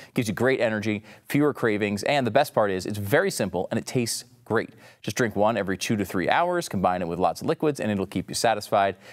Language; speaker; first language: English; native; English